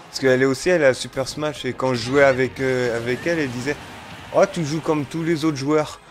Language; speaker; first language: French; native; French